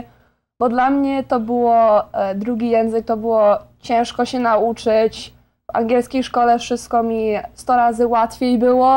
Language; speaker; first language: Polish; early bilingual, heritage; Polish